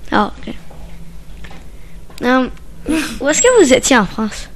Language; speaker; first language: French; native; French